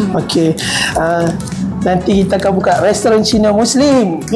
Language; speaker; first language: Malay; native; Malay